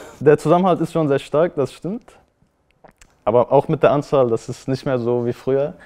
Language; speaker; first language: German; early bilingual, other home language; Turkish